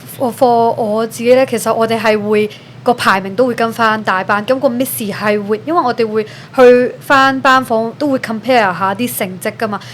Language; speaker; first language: Cantonese; early bilingual, other home language; Urdu